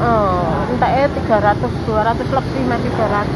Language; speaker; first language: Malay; non-native, local second language; Javanese